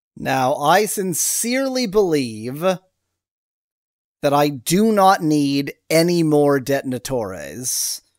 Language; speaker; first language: English; native; English